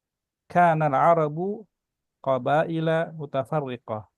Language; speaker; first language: Arabic; non-native, fluent; Indonesian